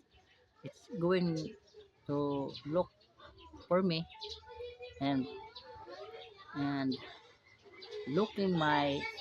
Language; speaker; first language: English; non-native, learner; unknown